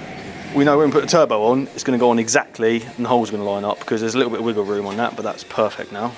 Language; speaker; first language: English; native; English